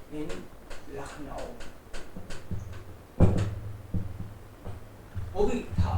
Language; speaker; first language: Hindi; native; Hindi